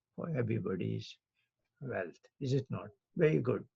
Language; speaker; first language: English; non-native, local second language; Hindi